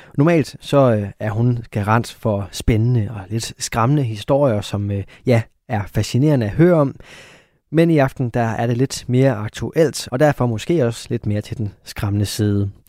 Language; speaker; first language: Danish; native; Danish